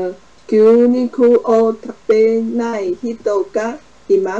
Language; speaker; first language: Japanese; non-native, learner; Chinese